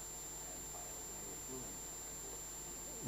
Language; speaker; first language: English; non-native, learner; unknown